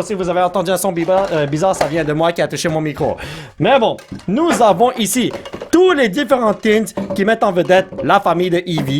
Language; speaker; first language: French; native; French